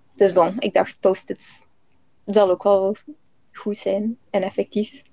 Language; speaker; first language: Dutch; native; Dutch